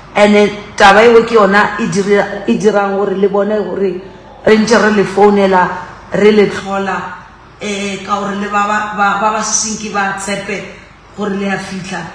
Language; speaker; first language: Northern Sotho; non-native, local second language; Venda